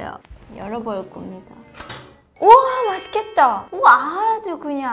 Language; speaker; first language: Korean; non-native, fluent; Japanese